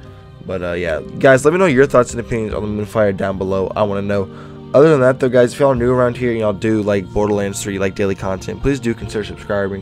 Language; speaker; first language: English; native; English